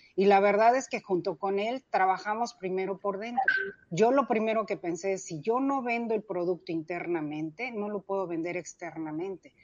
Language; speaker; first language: Spanish; early bilingual, other home language; Cantonese